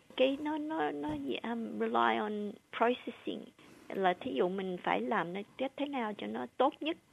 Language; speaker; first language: Vietnamese; early bilingual, heritage; Vietnamese